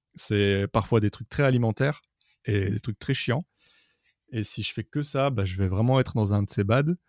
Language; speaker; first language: French; native; French